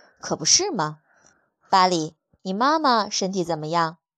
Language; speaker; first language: Chinese; native; Chinese